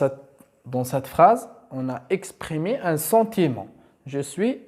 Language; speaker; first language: French; non-native, local second language; Arabic